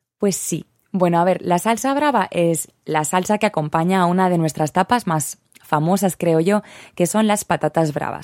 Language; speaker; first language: Spanish; native; Spanish